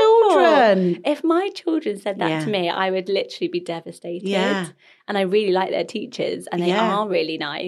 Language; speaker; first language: English; native; English